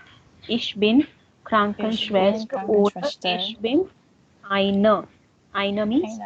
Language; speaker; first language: German; non-native, learner; Hindi